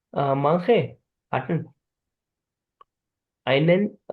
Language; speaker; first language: German; non-native, learner; Urdu